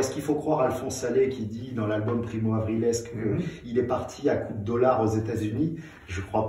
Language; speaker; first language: French; native; French